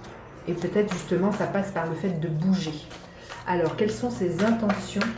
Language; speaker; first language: French; native; French